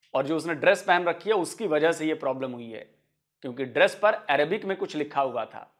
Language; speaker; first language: Hindi; native; Hindi